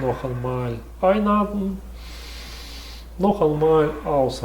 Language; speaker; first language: German; non-native, learner; Russian